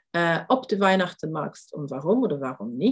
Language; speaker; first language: German; non-native, fluent; English